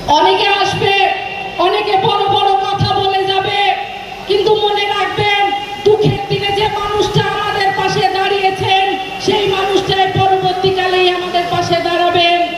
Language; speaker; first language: Bangla; non-native, local second language; Santali